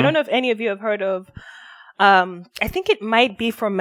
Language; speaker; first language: English; native; English